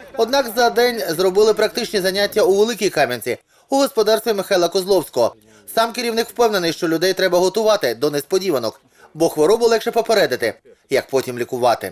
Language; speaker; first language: Ukrainian; native; Ukrainian